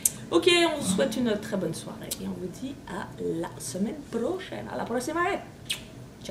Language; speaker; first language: French; native; French